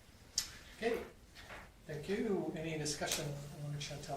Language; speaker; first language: English; native; English